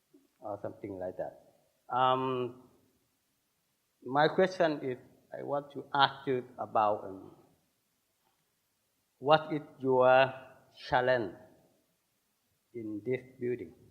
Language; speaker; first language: English; non-native, learner; Thai